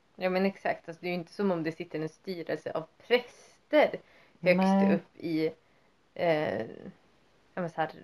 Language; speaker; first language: Swedish; native; Swedish